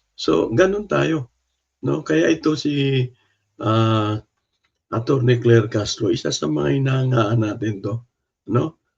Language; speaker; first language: Filipino; non-native, local second language; Cebuano